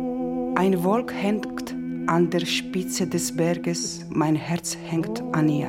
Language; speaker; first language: German; non-native, learner; Georgian